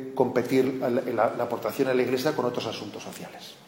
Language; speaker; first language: Spanish; native; Spanish